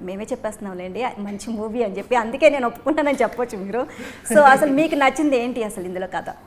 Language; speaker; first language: Telugu; native; Telugu